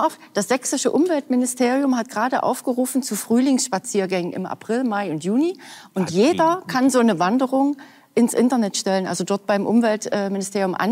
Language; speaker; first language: German; native; German